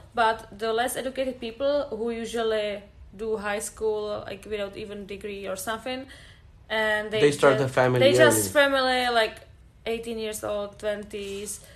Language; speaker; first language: English; non-native, fluent; Czech